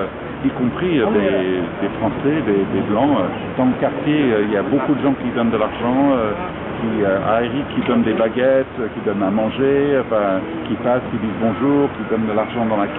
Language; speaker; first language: French; non-native, fluent; English